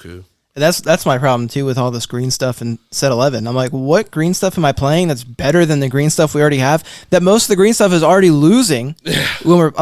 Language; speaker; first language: English; native; English